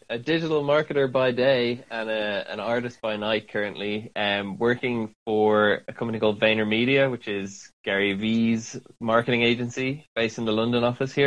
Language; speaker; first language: English; native; English